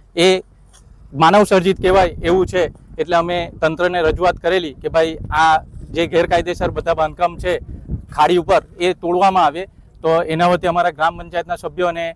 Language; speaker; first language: Gujarati; native; Gujarati